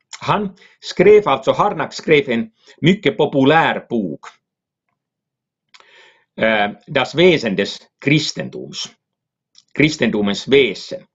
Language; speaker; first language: Swedish; non-native, local second language; Finnish